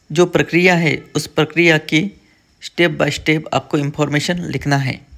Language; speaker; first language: Hindi; non-native, local second language; Marathi